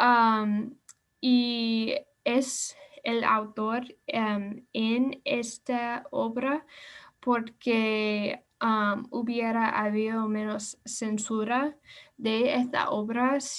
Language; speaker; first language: Spanish; non-native, learner; English